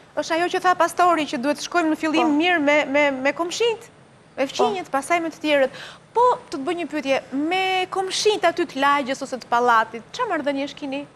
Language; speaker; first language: Albanian; native; Albanian